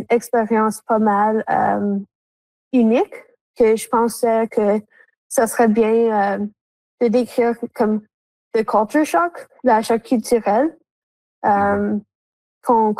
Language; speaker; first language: French; non-native, local second language; English